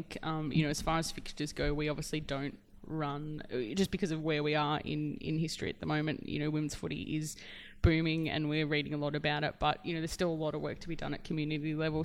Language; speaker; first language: English; native; English